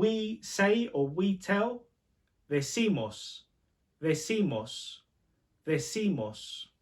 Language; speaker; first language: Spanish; non-native, fluent; English